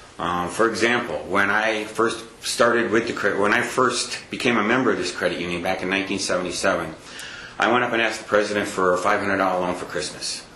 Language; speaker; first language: English; native; English